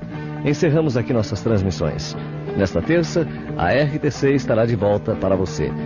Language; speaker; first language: Portuguese; native; Portuguese